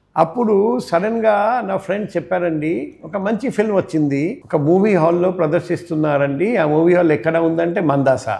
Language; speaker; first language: Telugu; non-native, fluent; Bangla